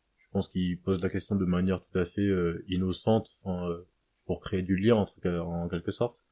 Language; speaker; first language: French; native; French